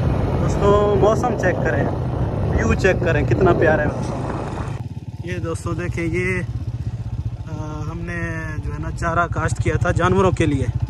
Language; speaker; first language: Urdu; non-native, local second language; Saraiki